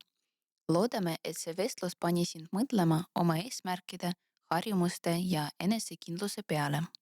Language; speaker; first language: Estonian; non-native, local second language; Russian